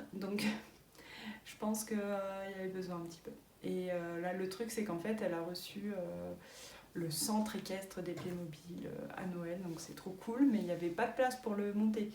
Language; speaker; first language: French; native; French